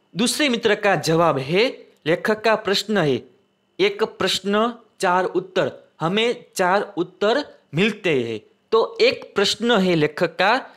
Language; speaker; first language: Hindi; non-native, local second language; Gujarati